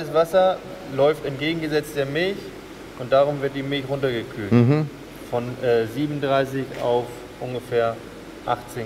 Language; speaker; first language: German; native; German